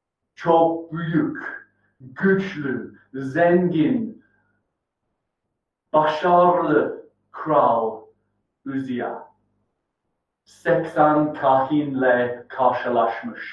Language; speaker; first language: Turkish; non-native, fluent; English